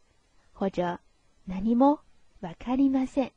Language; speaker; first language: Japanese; non-native, fluent; Chinese